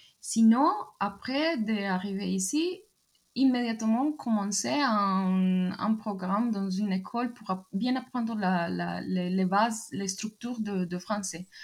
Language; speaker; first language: French; non-native, fluent; Spanish